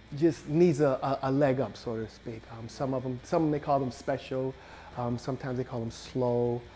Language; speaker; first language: English; native; English